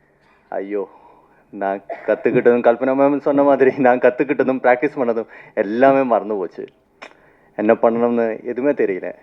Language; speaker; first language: Tamil; non-native, learner; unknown